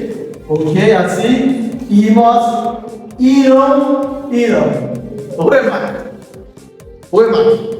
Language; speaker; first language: Portuguese; non-native, fluent; Haitian Creole